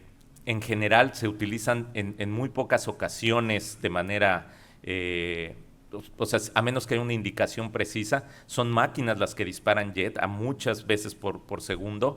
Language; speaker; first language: Spanish; native; Spanish